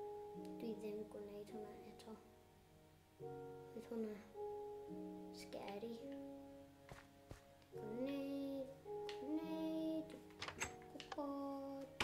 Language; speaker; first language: Welsh; non-native, local second language; English